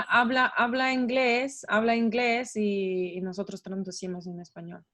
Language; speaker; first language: Spanish; non-native, learner; Russian